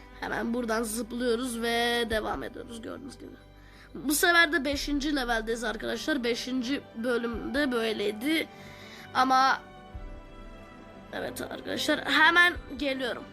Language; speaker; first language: Turkish; native; Turkish